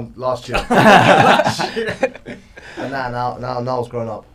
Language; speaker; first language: English; native; English